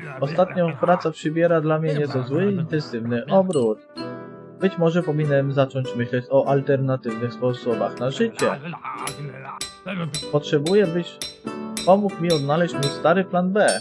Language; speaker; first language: Polish; native; Polish